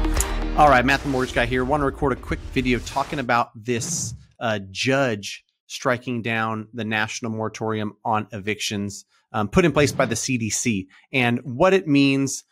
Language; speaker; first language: English; native; English